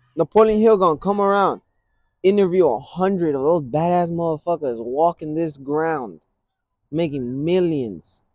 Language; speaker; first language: English; early bilingual, other home language; Spanish